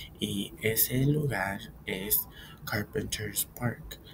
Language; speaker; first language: Spanish; early bilingual, heritage; Spanish